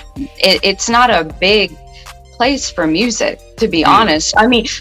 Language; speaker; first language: English; native; English